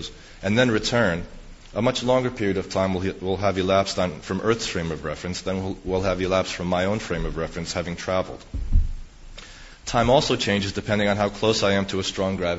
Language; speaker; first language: English; native; English